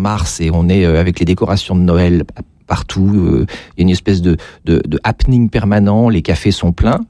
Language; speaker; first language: French; native; French